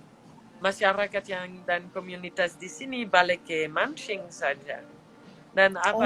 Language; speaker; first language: Indonesian; non-native, fluent; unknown